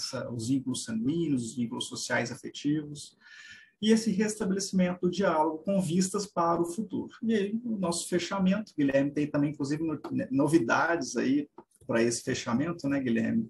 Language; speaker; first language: Portuguese; native; Portuguese